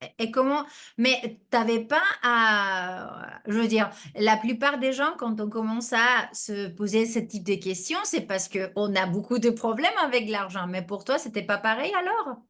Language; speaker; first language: French; non-native, fluent; Spanish